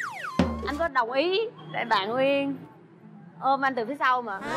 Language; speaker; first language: Vietnamese; native; Vietnamese